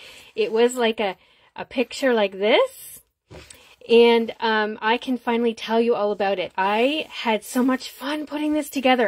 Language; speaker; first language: English; native; English